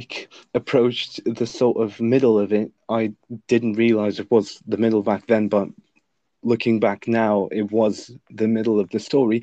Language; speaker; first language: English; non-native, fluent; Lithuanian